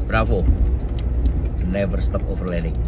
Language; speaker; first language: English; non-native, learner; Indonesian